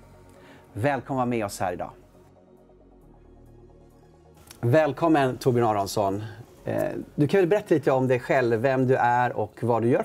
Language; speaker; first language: Swedish; native; Swedish